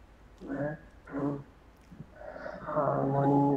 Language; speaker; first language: Korean; non-native, learner; Indonesian